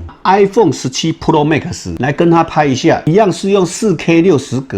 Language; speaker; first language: Chinese; native; Chinese